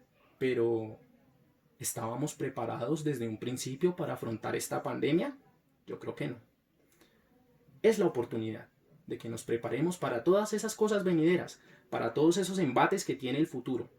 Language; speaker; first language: Spanish; native; Spanish